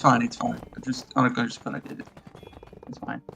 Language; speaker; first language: English; non-native, fluent; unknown